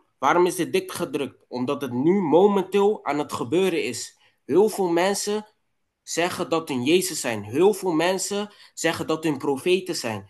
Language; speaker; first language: Dutch; non-native, local second language; Papiamento